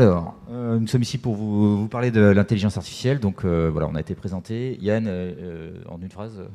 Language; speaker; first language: French; native; French